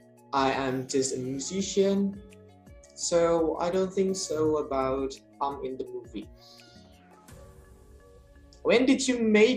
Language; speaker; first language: English; non-native, learner; Indonesian